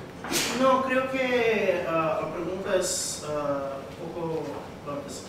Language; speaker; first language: Spanish; non-native, learner; Portuguese